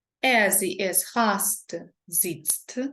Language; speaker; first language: German; non-native, fluent; Ukrainian